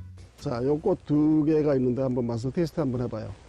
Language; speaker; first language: Korean; native; Korean